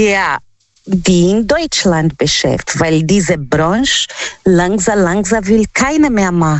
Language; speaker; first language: German; non-native, learner; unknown